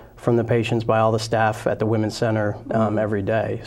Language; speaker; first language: English; native; English